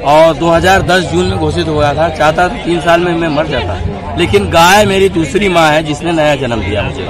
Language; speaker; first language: Hindi; native; Hindi